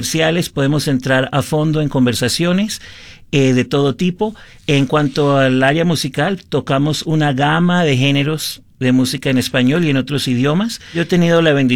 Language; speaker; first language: Spanish; early bilingual, heritage; Spanish